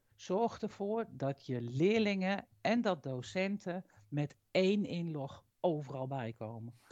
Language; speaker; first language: Dutch; native; Dutch